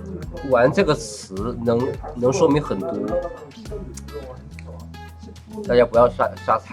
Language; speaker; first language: Chinese; non-native, fluent; Korean